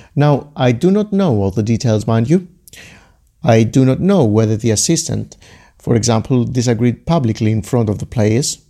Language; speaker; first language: English; non-native, fluent; Greek